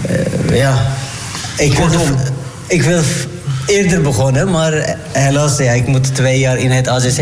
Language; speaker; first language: Dutch; non-native, learner; Turkish